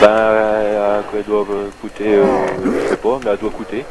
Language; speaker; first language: French; native; French